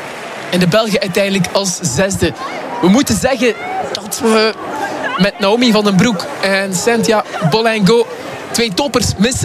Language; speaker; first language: Dutch; native; Dutch